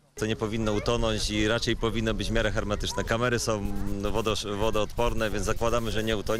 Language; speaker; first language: Polish; native; Polish